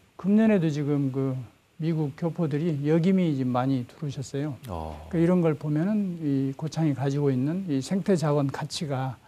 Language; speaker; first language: Korean; native; Korean